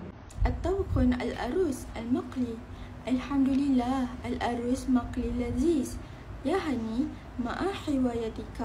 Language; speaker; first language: Arabic; non-native, learner; Malay